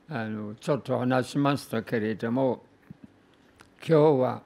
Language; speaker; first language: Japanese; non-native, fluent; English